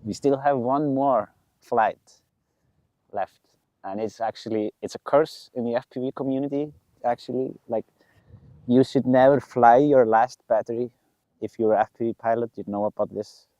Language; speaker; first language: English; non-native, fluent; Icelandic